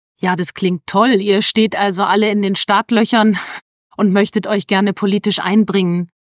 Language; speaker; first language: German; native; German